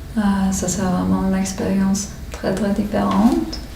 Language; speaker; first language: French; non-native, learner; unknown